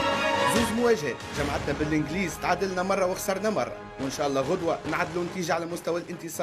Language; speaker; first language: Arabic; native; Arabic